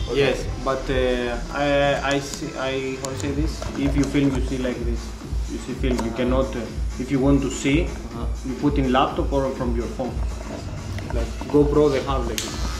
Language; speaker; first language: English; non-native, learner; Greek